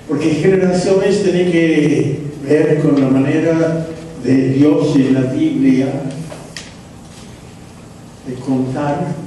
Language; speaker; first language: Spanish; non-native, fluent; English